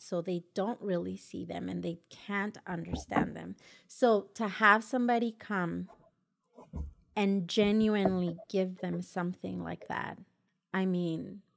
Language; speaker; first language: English; early bilingual, other home language; Spanish